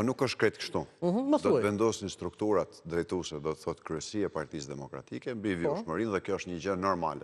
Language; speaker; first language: Albanian; native; Albanian